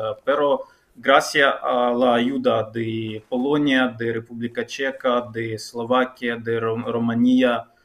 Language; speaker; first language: Spanish; non-native, fluent; Ukrainian